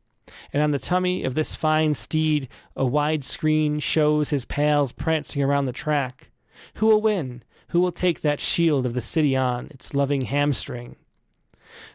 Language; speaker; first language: English; native; English